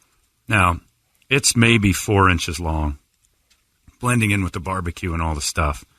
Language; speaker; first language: English; native; English